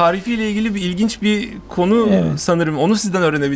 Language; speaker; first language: Turkish; native; Turkish